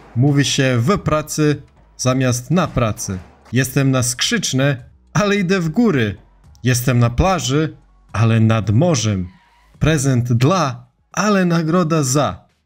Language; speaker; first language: Polish; non-native, fluent; Serbian